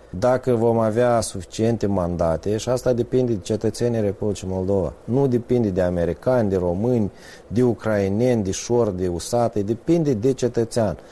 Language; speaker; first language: Romanian; native; Romanian